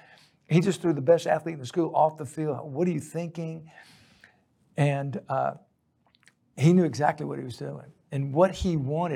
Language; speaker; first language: English; native; English